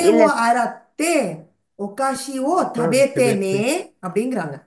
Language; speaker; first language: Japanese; non-native, fluent; Tamil